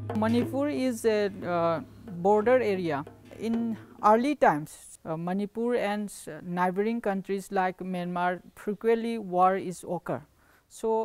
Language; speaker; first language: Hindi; non-native, local second language; Manipuri